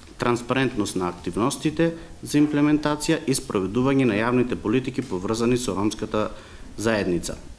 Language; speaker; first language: Macedonian; non-native, local second language; Romany